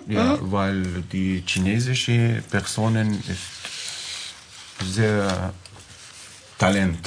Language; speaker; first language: German; non-native, learner; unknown